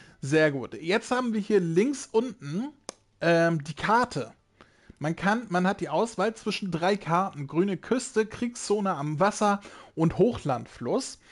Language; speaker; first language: German; native; German